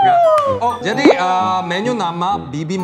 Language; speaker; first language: Indonesian; non-native, fluent; Korean